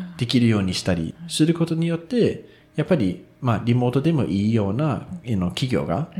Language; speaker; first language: Japanese; non-native, fluent; Danish